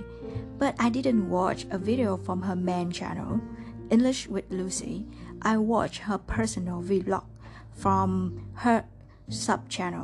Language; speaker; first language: English; non-native, fluent; Vietnamese